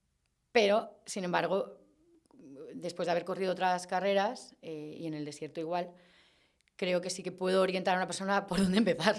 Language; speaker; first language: Spanish; native; Spanish